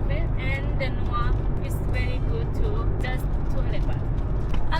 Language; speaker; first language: English; non-native, learner; Thai